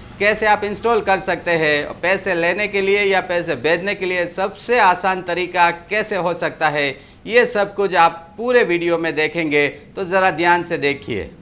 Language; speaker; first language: Hindi; non-native, local second language; Gujarati